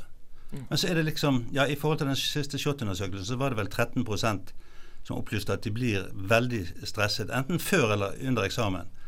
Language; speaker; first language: Norwegian; native; Norwegian